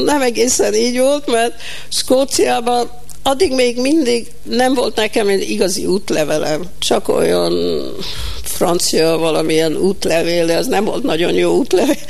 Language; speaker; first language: Hungarian; early bilingual, heritage; Hungarian